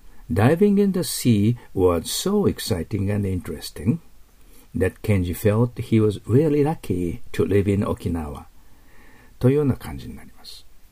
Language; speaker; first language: English; non-native, fluent; Japanese